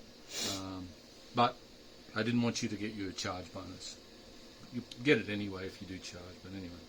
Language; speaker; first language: English; native; English